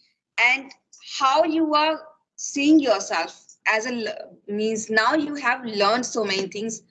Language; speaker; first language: English; non-native, fluent; Hindi